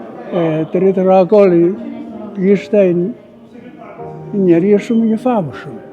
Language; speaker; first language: Albanian; non-native, fluent; Chinese